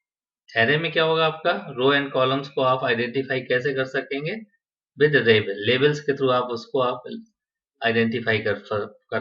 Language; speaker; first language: Hindi; native; Hindi